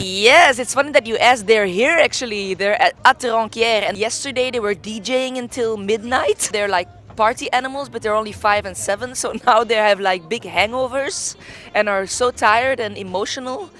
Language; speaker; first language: English; non-native, fluent; Dutch